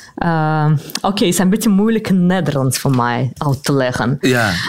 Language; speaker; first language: Dutch; non-native, fluent; Russian